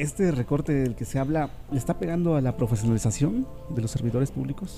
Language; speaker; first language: Spanish; native; Spanish